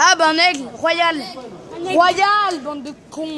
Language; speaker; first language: French; native; French